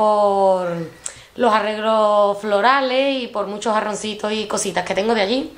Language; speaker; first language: Spanish; native; Spanish